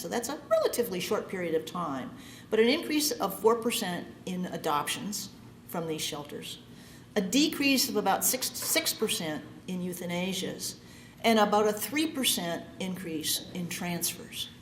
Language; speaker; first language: English; native; English